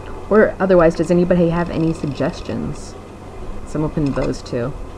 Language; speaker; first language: English; native; English